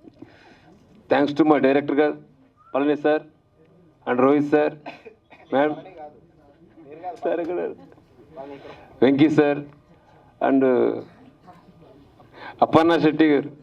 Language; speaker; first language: Telugu; non-native, learner; Hindi